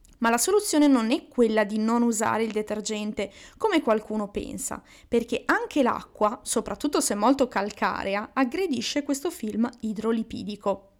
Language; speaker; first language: Italian; native; Italian